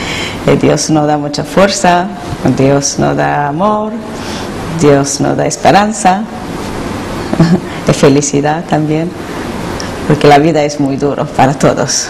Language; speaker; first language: Spanish; non-native, learner; Korean